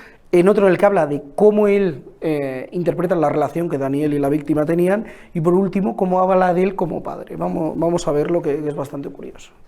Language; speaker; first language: Spanish; native; Spanish